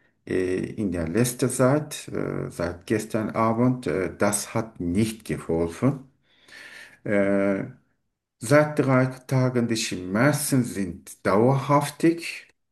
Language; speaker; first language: German; non-native, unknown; Turkish